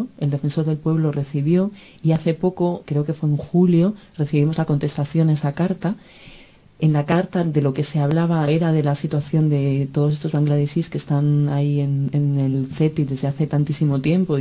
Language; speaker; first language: Spanish; native; Spanish